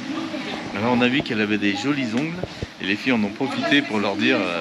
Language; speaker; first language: French; native; French